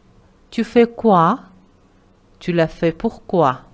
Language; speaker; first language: French; non-native, fluent; Uzbek